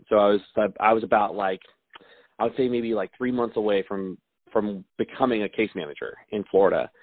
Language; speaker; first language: English; native; English